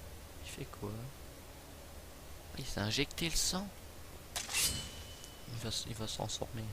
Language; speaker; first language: French; native; French